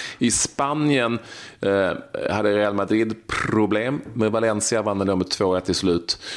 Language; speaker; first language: Swedish; native; Swedish